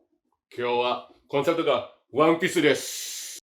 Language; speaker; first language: Japanese; non-native, fluent; Indonesian